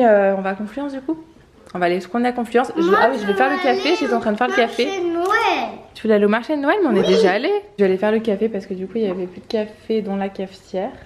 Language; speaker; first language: French; native; French